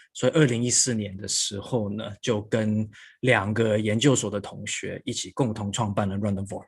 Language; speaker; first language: Chinese; non-native, local second language; Cantonese